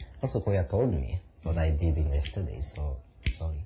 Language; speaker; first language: English; non-native, learner; Japanese